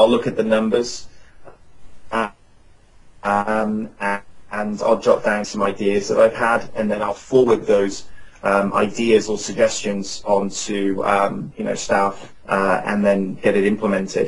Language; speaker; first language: English; native; English